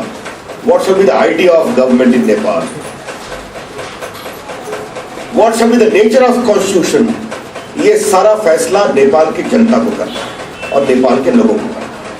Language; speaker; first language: Hindi; native; Hindi